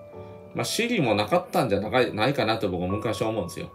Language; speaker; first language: Japanese; native; Japanese